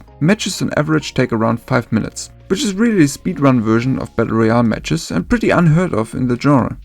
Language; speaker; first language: English; non-native, fluent; German